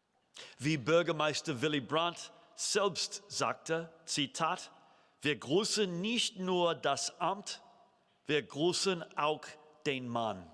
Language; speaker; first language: German; non-native, fluent; English